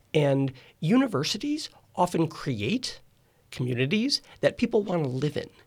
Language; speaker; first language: English; native; English